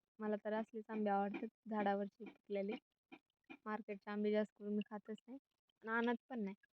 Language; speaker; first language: Marathi; non-native, local second language; Lambadi